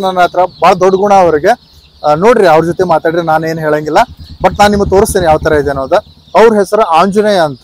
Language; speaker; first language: Kannada; native; Kannada